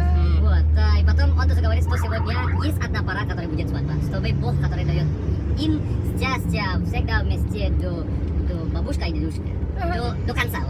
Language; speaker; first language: Russian; non-native, learner; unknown